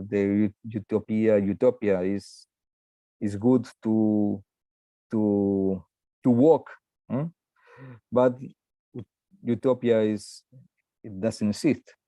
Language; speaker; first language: English; non-native, learner; Spanish